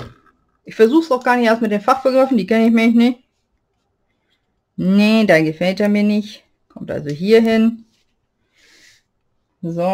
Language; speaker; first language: German; native; German